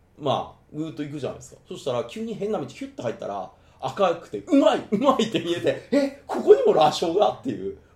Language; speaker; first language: Japanese; native; Japanese